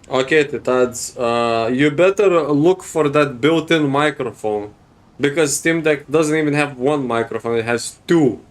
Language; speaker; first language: English; non-native, fluent; Lithuanian